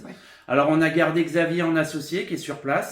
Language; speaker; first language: French; native; French